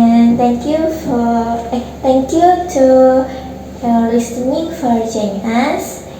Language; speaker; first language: English; non-native, learner; Indonesian